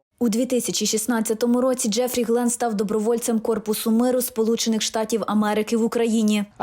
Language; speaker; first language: Ukrainian; native; Ukrainian